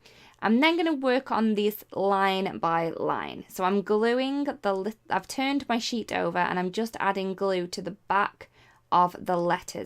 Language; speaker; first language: English; native; English